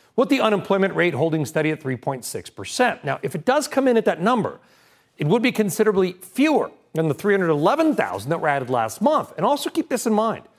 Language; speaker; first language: English; native; English